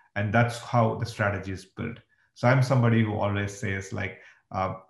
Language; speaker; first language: English; non-native, local second language; Tamil